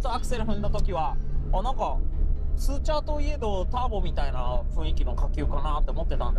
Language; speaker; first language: Japanese; native; Japanese